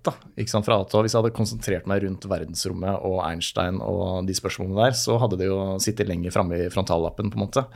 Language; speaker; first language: Norwegian; native; Norwegian